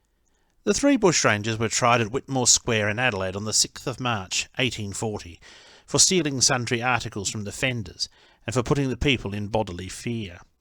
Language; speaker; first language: English; native; English